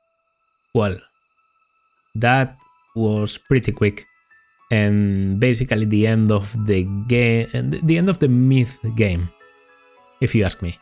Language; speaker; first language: English; non-native, fluent; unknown